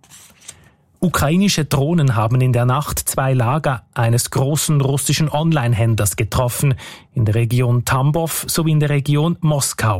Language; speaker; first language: German; native; German